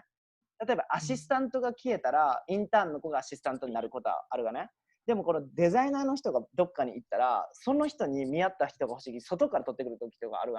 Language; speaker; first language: Japanese; native; Japanese